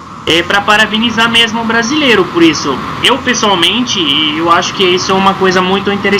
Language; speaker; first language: Portuguese; non-native, fluent; Arabic